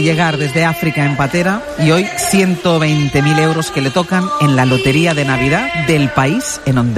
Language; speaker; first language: Spanish; native; Spanish